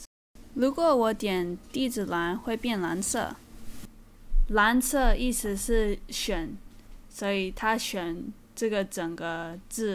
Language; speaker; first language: Chinese; early bilingual, heritage; Chinese